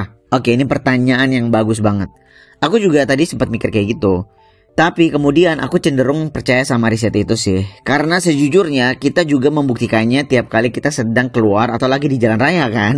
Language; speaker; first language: Indonesian; native; Indonesian